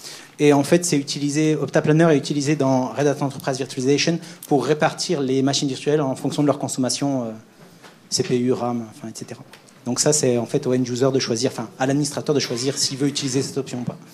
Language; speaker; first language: French; native; French